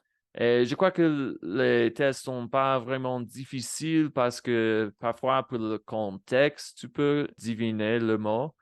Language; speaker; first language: French; non-native, fluent; Spanish